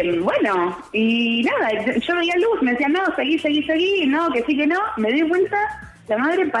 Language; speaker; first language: Spanish; native; Spanish